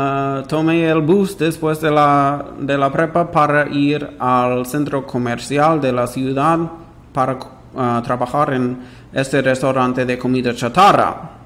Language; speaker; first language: Spanish; non-native, fluent; English